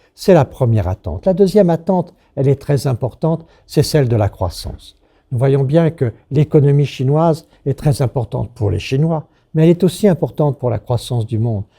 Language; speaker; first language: French; native; French